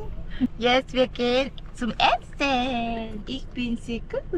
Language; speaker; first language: German; non-native, learner; Thai